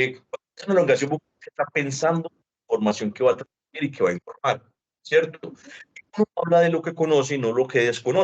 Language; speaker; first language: Spanish; native; Spanish